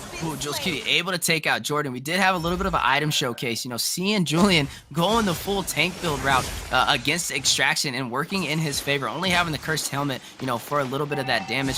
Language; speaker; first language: English; native; English